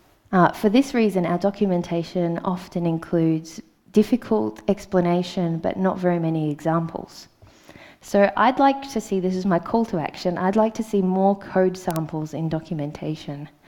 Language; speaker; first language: English; native; English